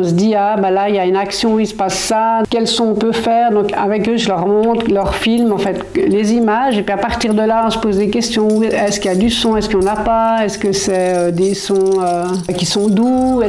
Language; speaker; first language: French; native; French